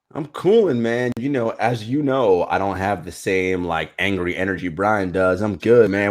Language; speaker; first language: English; native; English